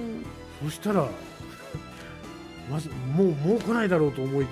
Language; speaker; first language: Japanese; native; Japanese